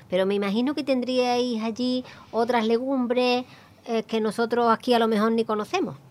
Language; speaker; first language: Spanish; native; Spanish